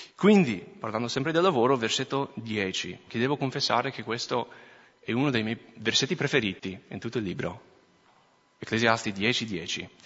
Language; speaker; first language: Italian; non-native, fluent; English